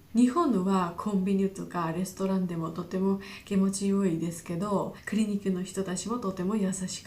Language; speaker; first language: Japanese; non-native, learner; Georgian